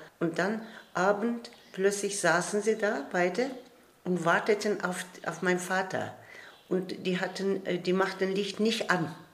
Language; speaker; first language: German; non-native, fluent; Turkish